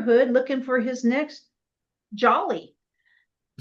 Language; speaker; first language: English; native; English